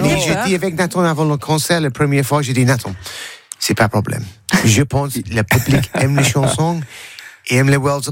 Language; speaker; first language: French; non-native, learner; English